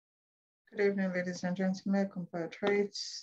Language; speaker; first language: English; non-native, local second language; Krio